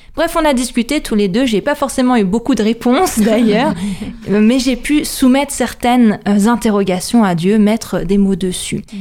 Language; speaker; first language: French; native; French